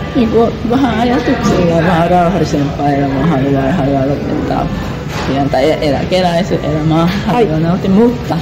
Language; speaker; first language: Finnish; non-native, fluent; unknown